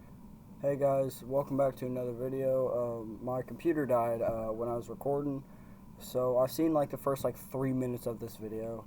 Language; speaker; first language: English; native; English